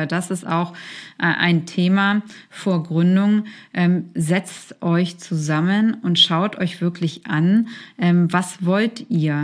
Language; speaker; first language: German; native; German